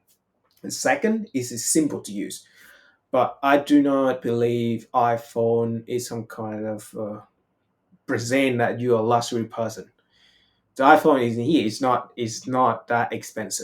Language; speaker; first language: English; non-native, fluent; Vietnamese